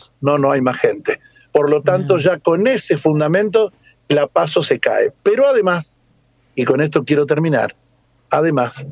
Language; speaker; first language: Spanish; native; Spanish